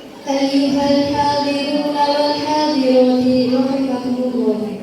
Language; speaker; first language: Arabic; non-native, learner; Indonesian